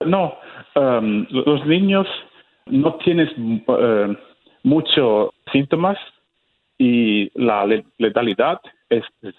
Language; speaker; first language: Spanish; non-native, fluent; Italian